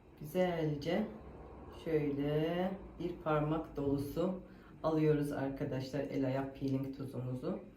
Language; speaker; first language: Turkish; native; Turkish